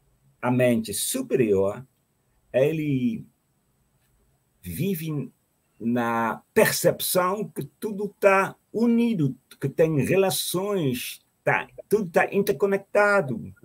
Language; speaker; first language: Portuguese; non-native, fluent; Dutch